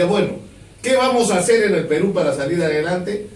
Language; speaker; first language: Spanish; native; Spanish